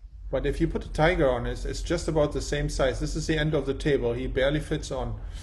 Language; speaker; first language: English; non-native, fluent; German